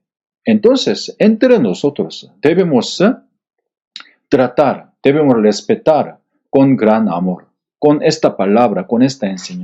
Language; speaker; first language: Spanish; non-native, fluent; Korean